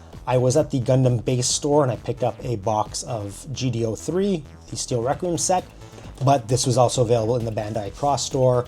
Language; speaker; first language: English; native; English